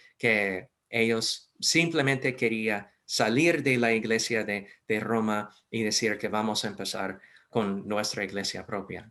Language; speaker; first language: Spanish; non-native, fluent; English